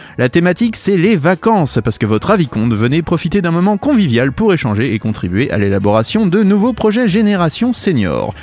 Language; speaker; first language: French; native; French